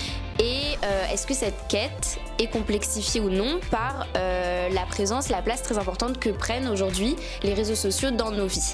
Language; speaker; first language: French; native; French